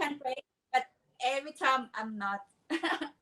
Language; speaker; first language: English; non-native, learner; Thai